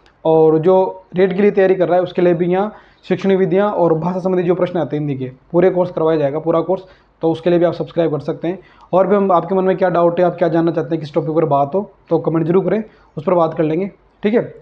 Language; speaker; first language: Hindi; native; Hindi